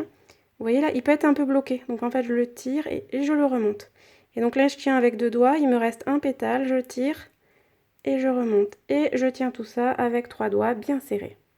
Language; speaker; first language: French; native; French